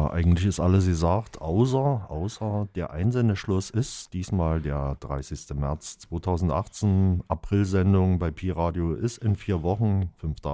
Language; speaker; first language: German; native; German